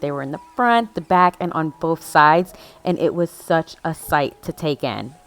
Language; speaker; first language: English; native; English